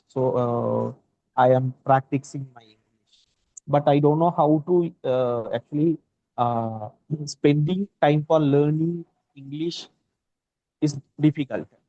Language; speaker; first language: English; non-native, learner; Tamil